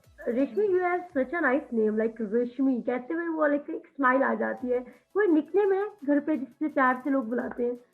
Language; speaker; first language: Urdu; native; Urdu